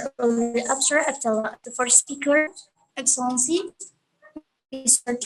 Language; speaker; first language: English; non-native, learner; Indonesian